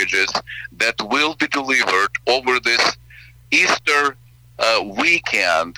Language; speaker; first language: English; non-native, fluent; Ukrainian